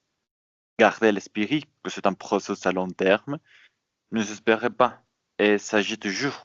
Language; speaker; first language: French; non-native, fluent; Spanish